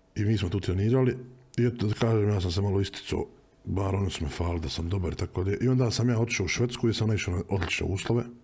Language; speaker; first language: Bosnian; native; Bosnian